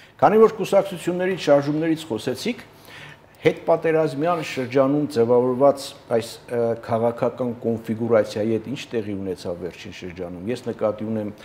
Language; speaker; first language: Armenian; native; Armenian